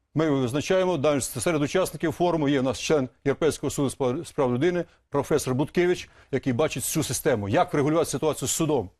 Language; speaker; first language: Ukrainian; native; Ukrainian